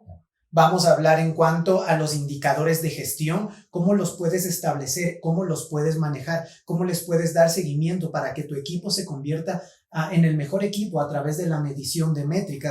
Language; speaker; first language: Spanish; native; Spanish